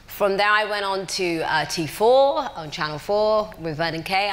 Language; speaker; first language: English; native; English